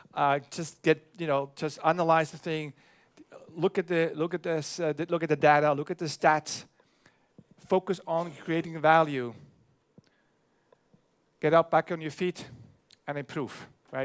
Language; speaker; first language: English; non-native, fluent; German